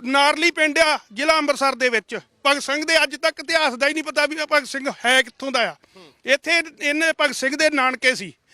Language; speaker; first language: Punjabi; native; Punjabi